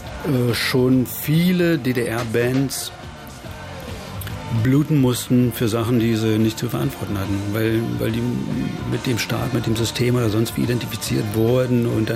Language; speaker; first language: German; native; German